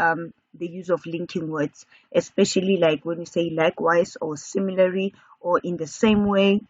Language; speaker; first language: English; non-native, local second language; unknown